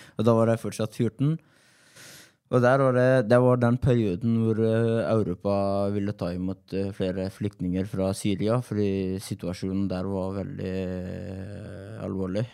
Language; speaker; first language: Norwegian; non-native, fluent; Persian